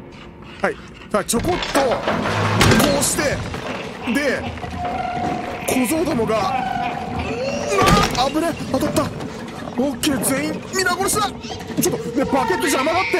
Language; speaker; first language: Japanese; native; Japanese